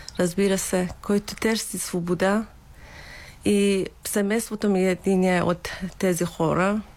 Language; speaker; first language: Bulgarian; non-native, learner; Persian